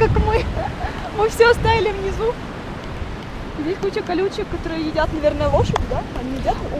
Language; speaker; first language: Russian; native; Russian